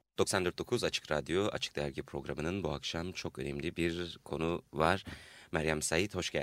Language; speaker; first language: Turkish; native; Turkish